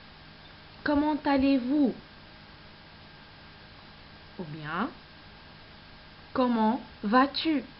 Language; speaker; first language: French; non-native, local second language; Arabic